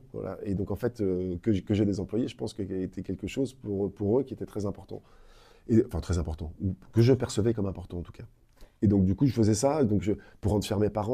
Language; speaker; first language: French; native; French